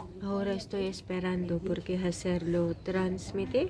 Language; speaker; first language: Spanish; non-native, learner; Filipino